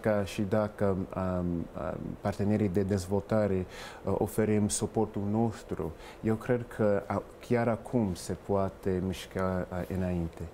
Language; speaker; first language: Romanian; non-native, fluent; English